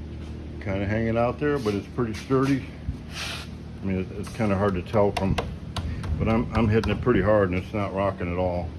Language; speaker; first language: English; native; English